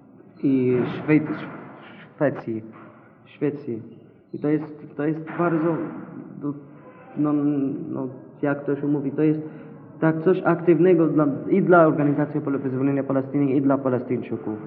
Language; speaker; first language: Polish; non-native, learner; Arabic